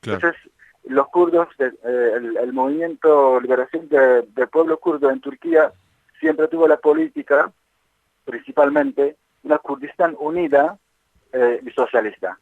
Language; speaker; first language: Spanish; non-native, fluent; Kurdish